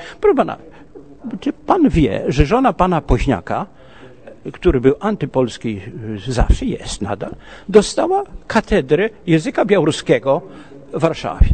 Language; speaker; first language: Polish; early bilingual, heritage; Polish